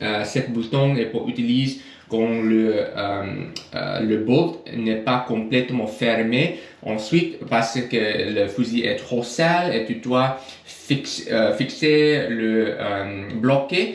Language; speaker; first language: French; non-native, learner; English